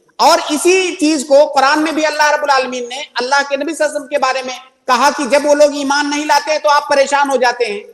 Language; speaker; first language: Urdu; native; Urdu